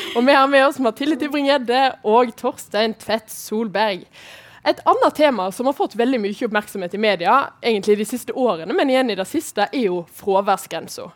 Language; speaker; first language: Norwegian; native; Norwegian